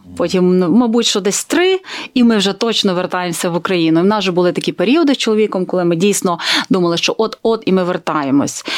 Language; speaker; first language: Ukrainian; native; Ukrainian